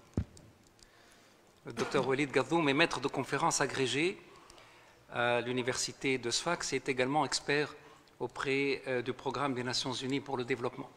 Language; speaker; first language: French; non-native, local second language; Arabic